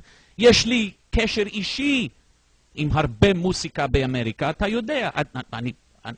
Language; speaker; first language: Hebrew; non-native, fluent; English